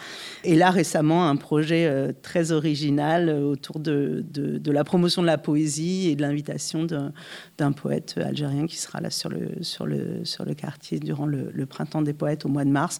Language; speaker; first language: French; native; French